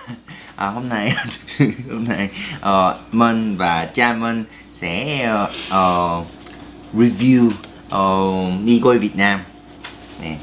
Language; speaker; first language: Vietnamese; non-native, learner; Korean